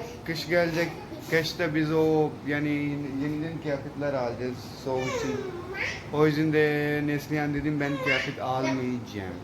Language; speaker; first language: Turkish; non-native, learner; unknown